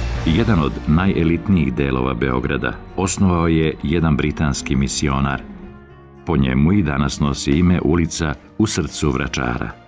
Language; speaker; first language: Bosnian; native; Bosnian